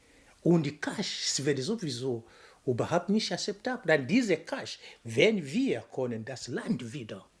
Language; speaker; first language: German; non-native, fluent; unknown